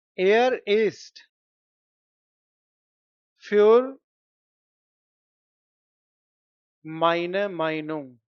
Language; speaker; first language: German; non-native, fluent; Hindi